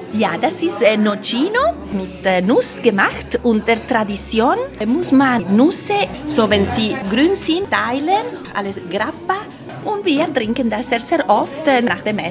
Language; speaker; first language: German; non-native, learner; Italian